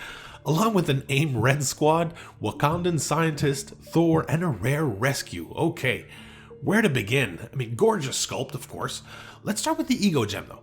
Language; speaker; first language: English; native; English